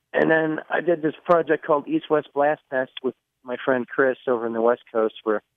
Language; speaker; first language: English; native; English